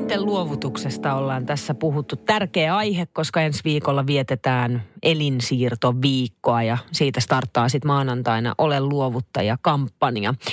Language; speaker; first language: Finnish; native; Finnish